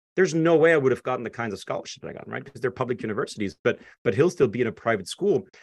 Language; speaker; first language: English; non-native, fluent; German